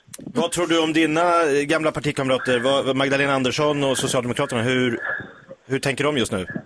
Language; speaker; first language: Swedish; native; Swedish